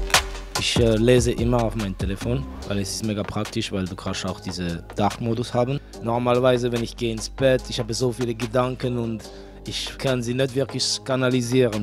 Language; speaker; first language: German; non-native, local second language; French